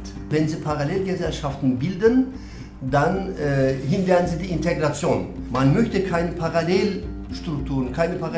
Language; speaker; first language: German; non-native, fluent; Turkish